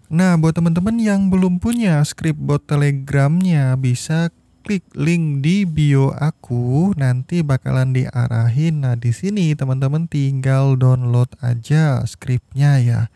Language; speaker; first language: Indonesian; native; Indonesian